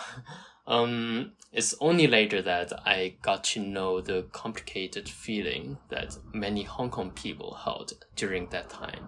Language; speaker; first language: English; non-native, local second language; Cantonese